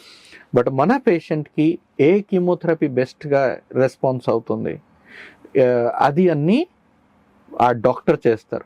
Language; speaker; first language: Telugu; non-native, learner; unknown